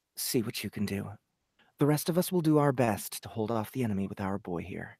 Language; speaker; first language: English; native; English